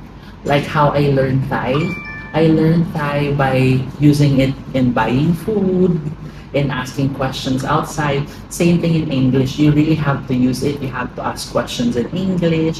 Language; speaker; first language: English; non-native, fluent; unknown